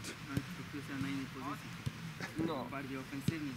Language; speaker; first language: Polish; native; Polish